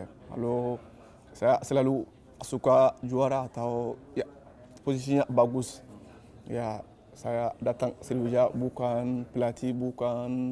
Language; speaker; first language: Indonesian; non-native, learner; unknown